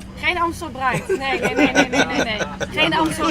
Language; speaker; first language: Dutch; native; Dutch